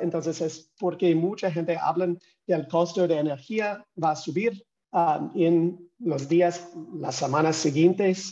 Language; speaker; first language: Spanish; non-native, fluent; English